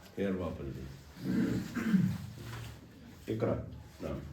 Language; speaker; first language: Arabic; non-native, fluent; Kashmiri